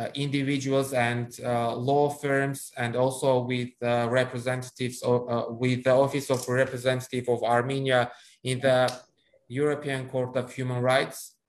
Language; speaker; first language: English; non-native, fluent; Armenian